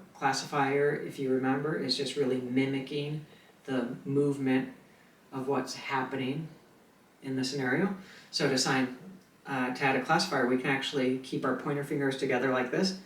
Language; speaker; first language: English; native; English